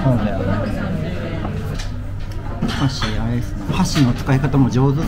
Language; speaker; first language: Japanese; native; Japanese